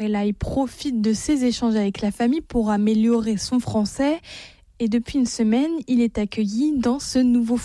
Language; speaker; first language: French; native; French